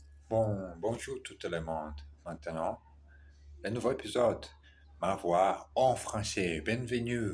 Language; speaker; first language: French; non-native, learner; Portuguese